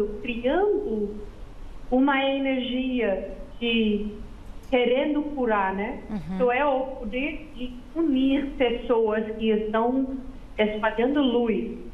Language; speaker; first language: Portuguese; non-native, fluent; Dutch